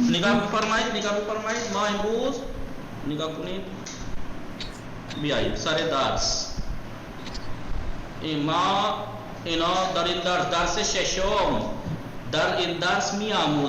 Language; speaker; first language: Persian; non-native, fluent; Urdu